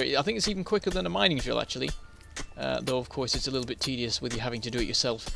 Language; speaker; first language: English; native; English